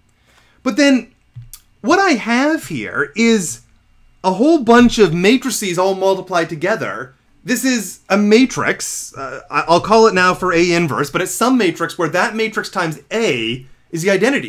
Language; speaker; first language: English; native; English